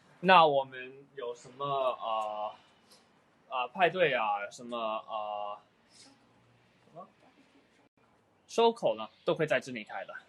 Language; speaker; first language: Chinese; early bilingual, heritage; Chinese